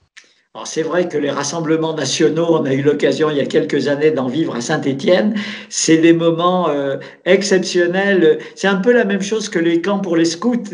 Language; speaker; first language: French; native; French